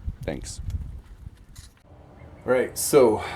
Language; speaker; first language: English; native; English